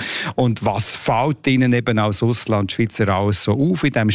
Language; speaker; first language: German; native; German